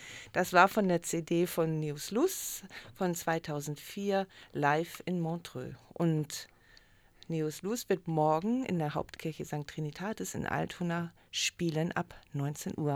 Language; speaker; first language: German; native; German